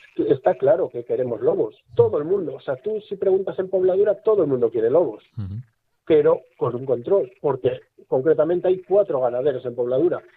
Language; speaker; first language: Spanish; native; Spanish